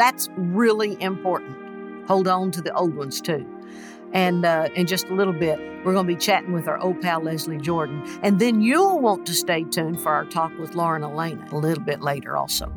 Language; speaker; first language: English; native; English